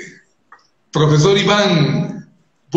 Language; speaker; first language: Portuguese; non-native, learner; Spanish